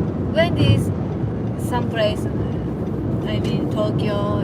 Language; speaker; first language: English; non-native, learner; Japanese